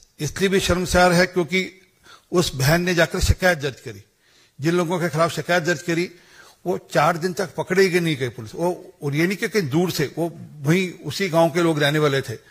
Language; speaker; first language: Hindi; non-native, local second language; Punjabi